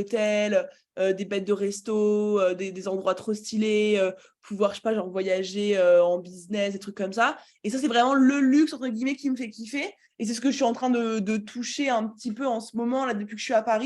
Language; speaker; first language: French; native; French